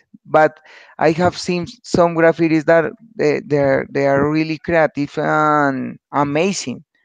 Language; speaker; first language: English; non-native, learner; Spanish